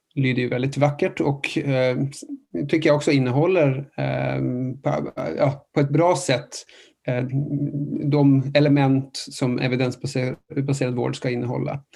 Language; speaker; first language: Swedish; non-native, fluent; Norwegian